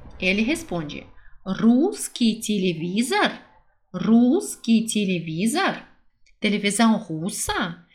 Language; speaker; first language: Portuguese; non-native, fluent; Russian